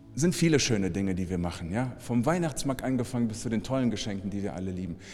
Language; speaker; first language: German; native; German